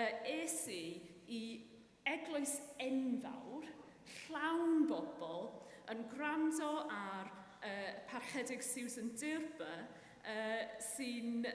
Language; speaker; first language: Welsh; non-native, fluent; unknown